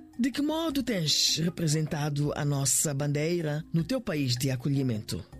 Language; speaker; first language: Portuguese; native; Portuguese